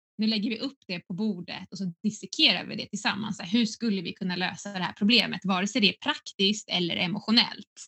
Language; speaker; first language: Swedish; native; Swedish